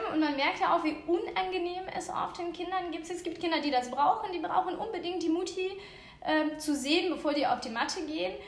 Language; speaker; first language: German; non-native, fluent; Russian